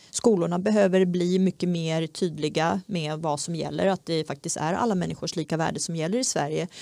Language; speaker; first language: Swedish; early bilingual, other home language; Czech